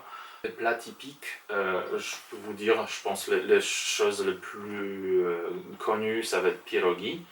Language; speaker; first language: French; non-native, fluent; Polish